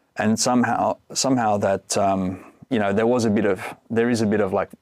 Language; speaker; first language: English; native; English